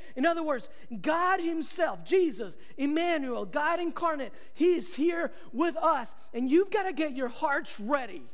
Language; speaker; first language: English; early bilingual, other home language; Spanish